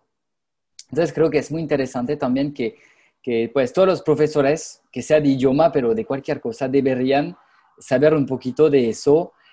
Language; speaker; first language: Spanish; non-native, fluent; French